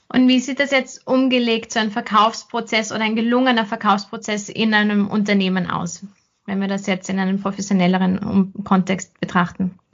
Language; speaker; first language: German; native; German